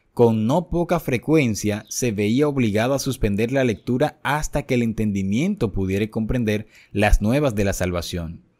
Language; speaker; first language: Spanish; native; Spanish